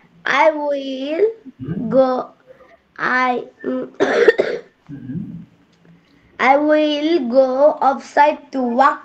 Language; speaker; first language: English; non-native, learner; Bangla